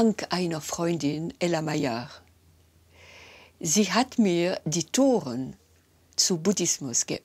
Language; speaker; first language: German; non-native, local second language; French